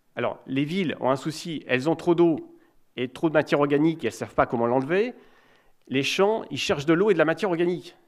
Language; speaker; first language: French; native; French